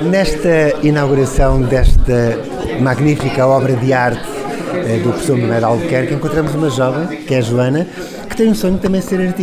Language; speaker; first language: Portuguese; native; Portuguese